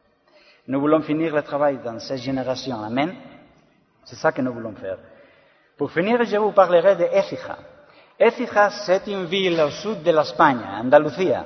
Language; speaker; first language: French; non-native, learner; Spanish